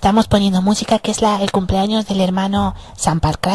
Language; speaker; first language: Spanish; native; Spanish